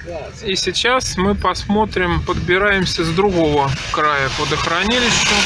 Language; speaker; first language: Russian; native; Russian